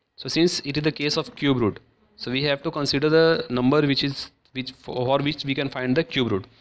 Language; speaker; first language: English; non-native, local second language; Hindi